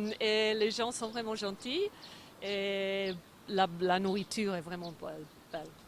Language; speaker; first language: French; non-native, fluent; English